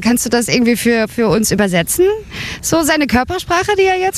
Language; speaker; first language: German; native; German